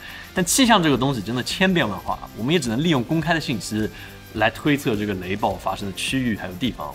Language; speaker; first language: Chinese; native; Chinese